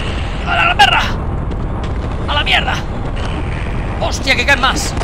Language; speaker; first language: Spanish; native; Spanish